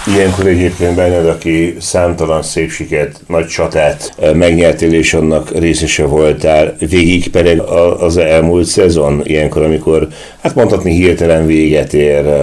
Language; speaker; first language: Hungarian; native; Hungarian